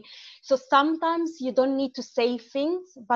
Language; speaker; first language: English; non-native, fluent; Italian